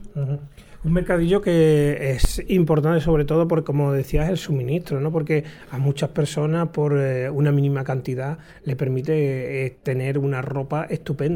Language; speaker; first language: Spanish; native; Spanish